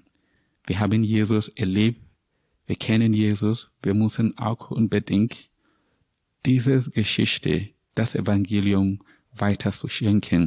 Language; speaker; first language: German; non-native, learner; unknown